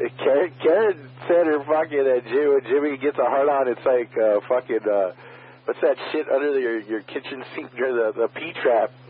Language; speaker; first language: English; native; English